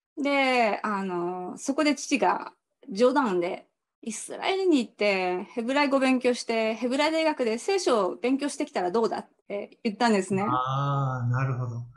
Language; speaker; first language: Japanese; native; Japanese